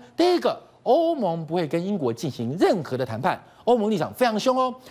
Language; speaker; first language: Chinese; native; Chinese